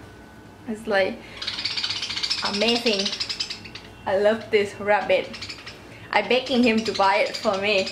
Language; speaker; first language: English; non-native, learner; Thai